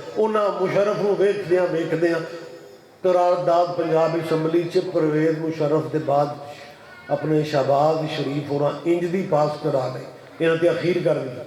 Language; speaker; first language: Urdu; non-native, local second language; Punjabi